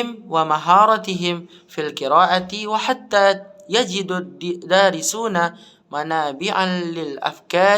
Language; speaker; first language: Arabic; non-native, learner; Indonesian